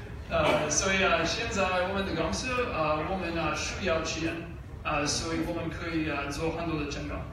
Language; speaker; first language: Chinese; non-native, learner; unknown